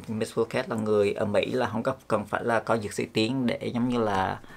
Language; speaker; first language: Vietnamese; early bilingual, heritage; Vietnamese